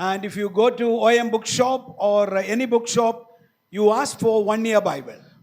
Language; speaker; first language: English; non-native, local second language; Malayalam